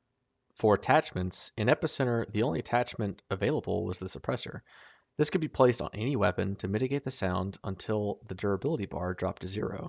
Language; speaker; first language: English; native; English